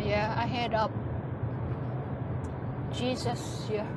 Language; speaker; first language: English; non-native, fluent; Thai